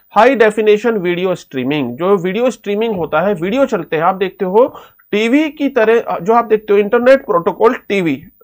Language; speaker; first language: Hindi; native; Hindi